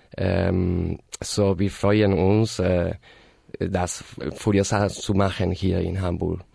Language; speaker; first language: German; non-native, learner; Spanish